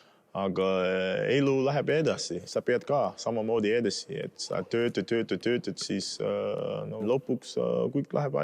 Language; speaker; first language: Estonian; non-native, fluent; English